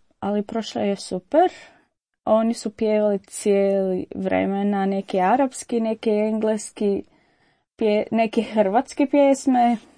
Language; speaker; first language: Croatian; non-native, learner; Arabic